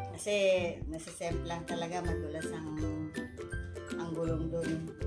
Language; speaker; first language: Filipino; non-native, local second language; Iloko